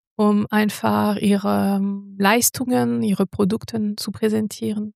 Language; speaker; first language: German; non-native, fluent; French